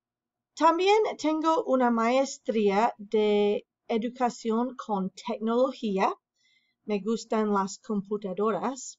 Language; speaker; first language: Spanish; non-native, fluent; English